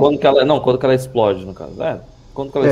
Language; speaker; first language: Portuguese; native; Portuguese